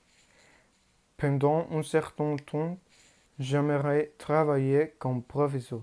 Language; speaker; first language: French; non-native, learner; Spanish